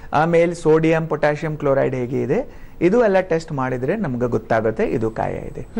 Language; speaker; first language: Kannada; non-native, learner; Hindi